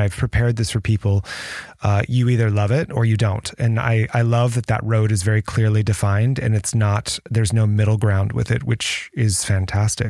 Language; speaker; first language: English; native; English